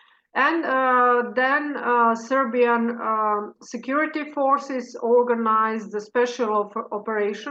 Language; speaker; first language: English; non-native, fluent; Serbian